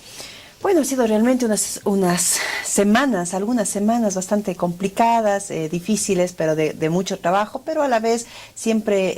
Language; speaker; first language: Spanish; native; Spanish